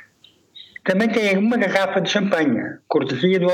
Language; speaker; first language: Portuguese; native; Portuguese